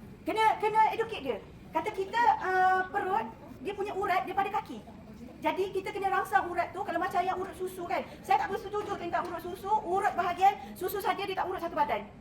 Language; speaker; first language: Malay; native; Malay